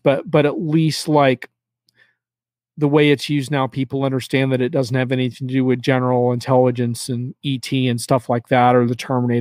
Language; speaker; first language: English; native; English